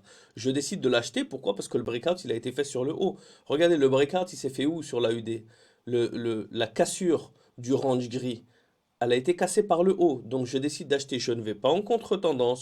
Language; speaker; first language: French; native; French